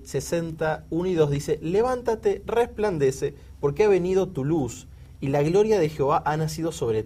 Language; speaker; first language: Spanish; native; Spanish